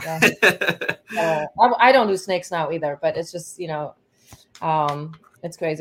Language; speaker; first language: English; non-native, fluent; Czech